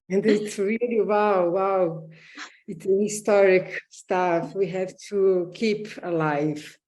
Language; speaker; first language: English; non-native, learner; Portuguese